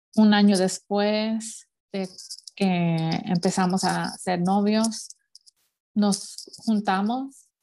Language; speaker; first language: Spanish; early bilingual, heritage; Spanish